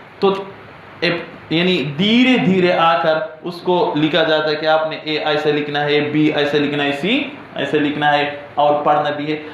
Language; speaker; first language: Urdu; non-native, local second language; Pashto